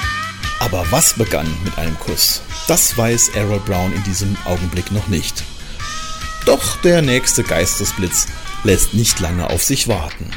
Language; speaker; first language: German; native; German